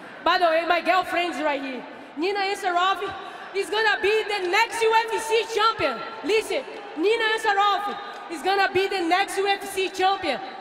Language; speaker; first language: English; non-native, learner; Portuguese